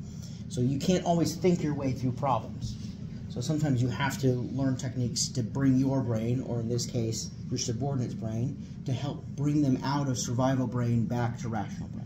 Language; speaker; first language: English; native; English